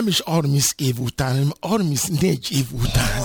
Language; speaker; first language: Hungarian; non-native, fluent; Yoruba